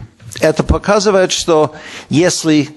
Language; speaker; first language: Russian; non-native, fluent; English